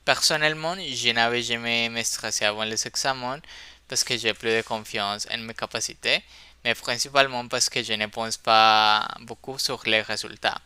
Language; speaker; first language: French; non-native, learner; Spanish